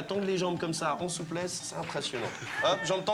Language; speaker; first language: French; native; French